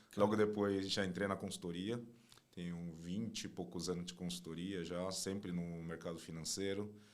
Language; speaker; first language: Portuguese; non-native, fluent; Chinese